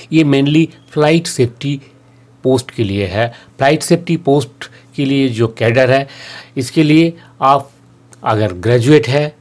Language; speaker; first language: Hindi; native; Hindi